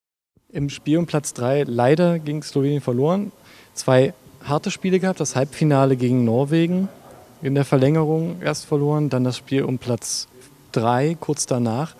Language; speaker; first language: German; native; German